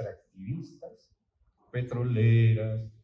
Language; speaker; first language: Spanish; native; Spanish